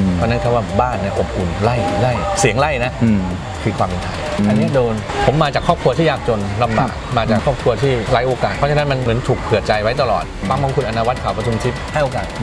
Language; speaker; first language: Thai; native; Thai